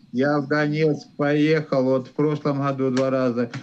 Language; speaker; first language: Russian; native; Russian